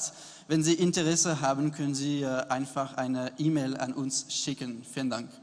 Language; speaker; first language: German; non-native, fluent; French